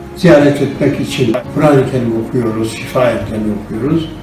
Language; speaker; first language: Turkish; non-native, local second language; Arabic